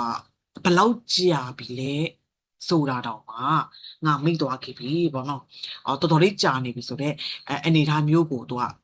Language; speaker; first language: Burmese; native; Burmese